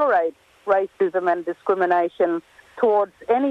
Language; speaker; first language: English; native; English